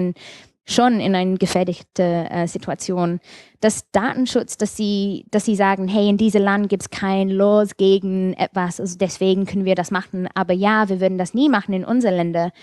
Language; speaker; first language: German; non-native, fluent; English